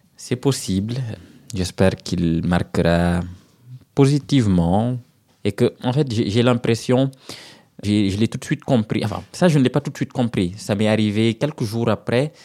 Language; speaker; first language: French; non-native, local second language; Serer